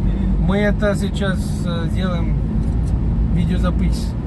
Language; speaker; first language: Russian; non-native, fluent; Hindi